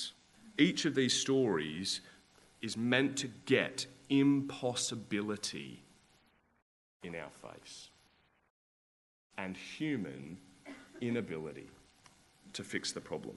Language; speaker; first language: English; native; English